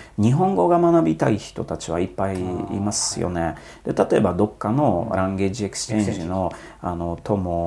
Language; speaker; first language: Japanese; non-native, fluent; Polish